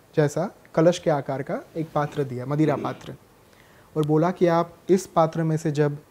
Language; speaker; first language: Hindi; non-native, local second language; Gujarati